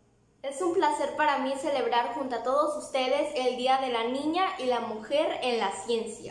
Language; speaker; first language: Spanish; native; Spanish